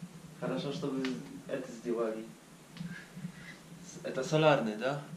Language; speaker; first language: Russian; non-native, learner; Polish